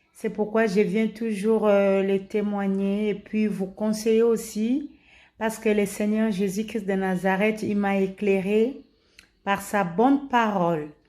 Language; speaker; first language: French; non-native, local second language; Lingala